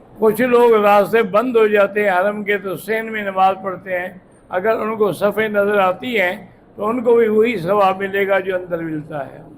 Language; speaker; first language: Urdu; native; Urdu